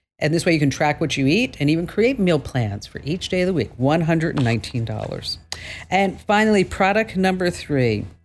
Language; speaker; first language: English; native; English